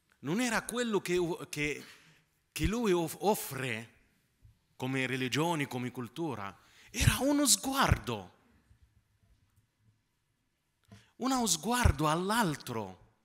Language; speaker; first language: Italian; non-native, fluent; Arabic